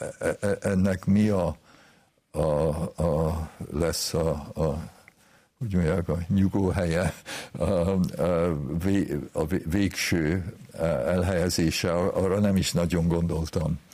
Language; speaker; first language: Hungarian; early bilingual, heritage; Hungarian